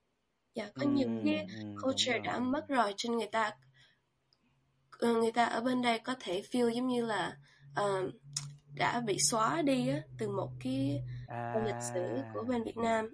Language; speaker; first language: Vietnamese; early bilingual, heritage; Vietnamese